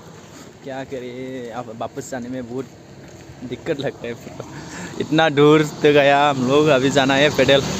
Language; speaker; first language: Hindi; non-native, local second language; Assamese